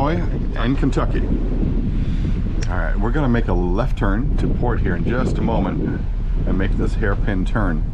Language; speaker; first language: English; native; English